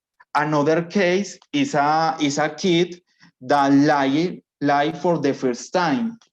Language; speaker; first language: English; non-native, learner; Spanish